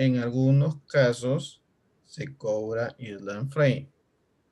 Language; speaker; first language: Spanish; native; Spanish